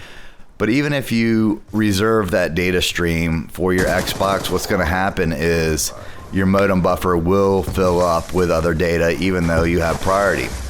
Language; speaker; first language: English; native; English